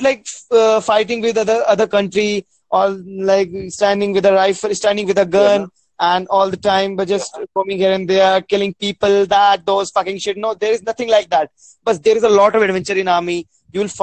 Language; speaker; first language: English; non-native, local second language; Hindi